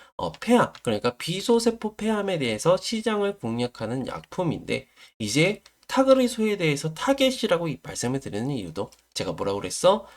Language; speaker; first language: Korean; native; Korean